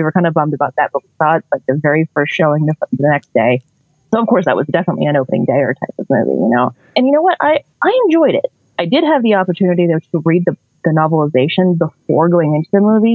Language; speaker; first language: English; native; English